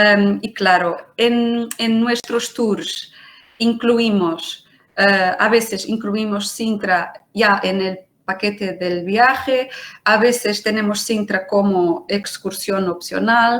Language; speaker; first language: Spanish; non-native, fluent; Portuguese